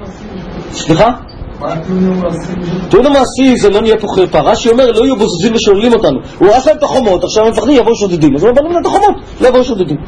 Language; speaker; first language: Hebrew; native; Hebrew